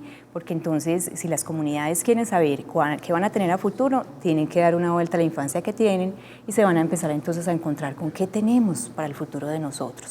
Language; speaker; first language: Spanish; native; Spanish